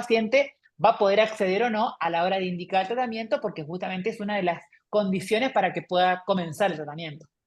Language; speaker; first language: Spanish; native; Spanish